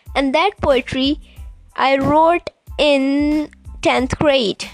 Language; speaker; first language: English; non-native, local second language; Punjabi